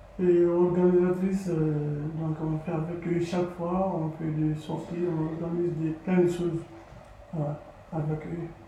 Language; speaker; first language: French; non-native, learner; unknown